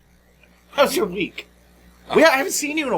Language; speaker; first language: English; native; English